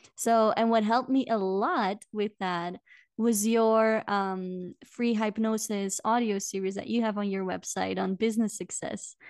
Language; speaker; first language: English; non-native, fluent; Dutch